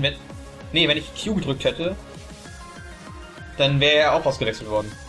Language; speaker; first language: German; native; German